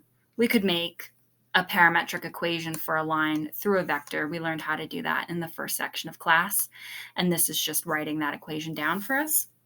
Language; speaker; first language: English; native; English